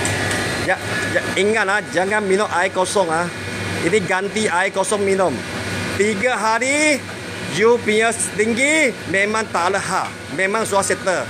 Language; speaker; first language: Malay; non-native, local second language; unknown